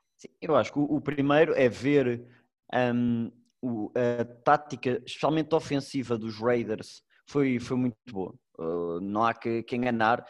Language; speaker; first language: Portuguese; native; Portuguese